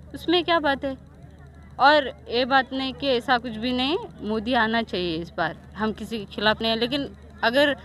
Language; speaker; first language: Hindi; non-native, local second language; Kannada